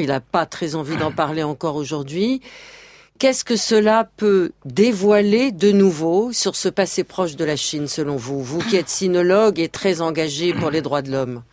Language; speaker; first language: French; native; French